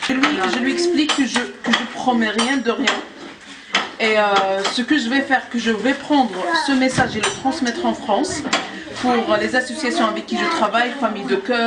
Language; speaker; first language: French; non-native, local second language; Arabic